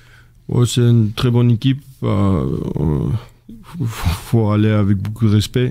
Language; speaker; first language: French; non-native, fluent; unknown